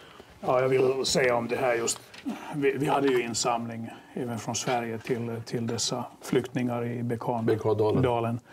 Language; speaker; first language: Swedish; non-native, fluent; Finnish